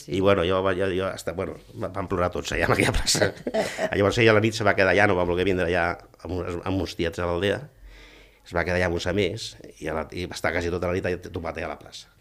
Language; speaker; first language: Catalan; early bilingual, other home language; Galician